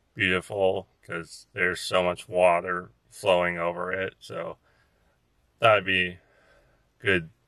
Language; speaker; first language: English; native; English